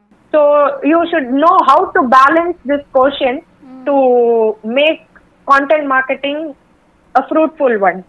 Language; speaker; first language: English; non-native, local second language; Tamil